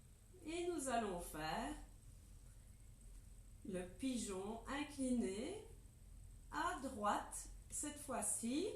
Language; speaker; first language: French; native; French